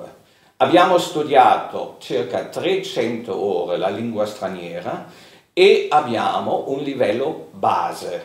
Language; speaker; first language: Italian; non-native, fluent; German